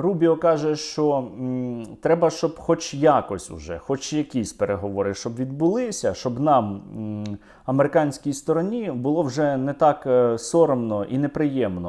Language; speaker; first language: Ukrainian; native; Ukrainian